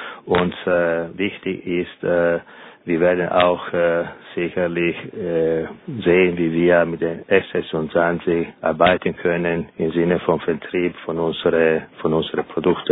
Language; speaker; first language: German; non-native, fluent; Italian